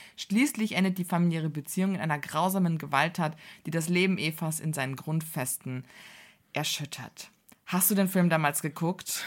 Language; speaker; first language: German; early bilingual, other home language; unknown